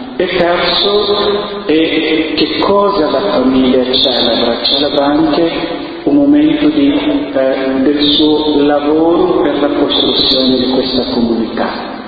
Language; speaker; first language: Italian; non-native, fluent; Upper Guinea Crioulo